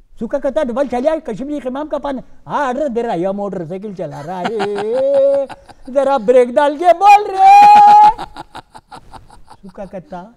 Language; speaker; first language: Hindi; non-native, local second language; Urdu